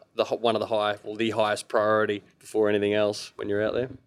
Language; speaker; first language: English; early bilingual, other home language; Maltese